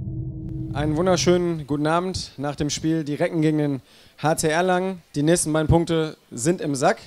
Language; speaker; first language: German; native; German